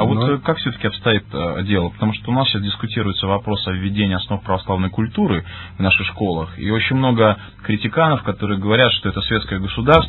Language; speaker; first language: Russian; native; Russian